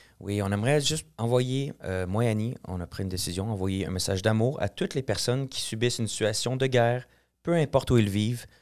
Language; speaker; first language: French; native; French